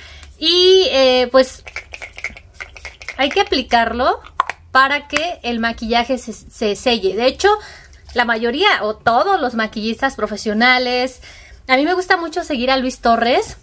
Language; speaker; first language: Spanish; native; Spanish